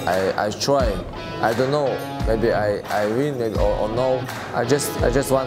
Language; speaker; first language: English; non-native, learner; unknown